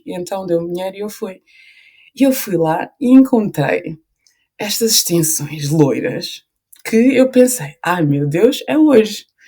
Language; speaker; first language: Portuguese; early bilingual, other home language; Upper Guinea Crioulo